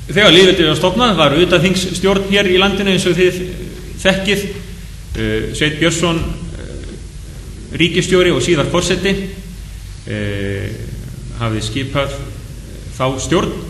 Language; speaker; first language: Icelandic; native; Icelandic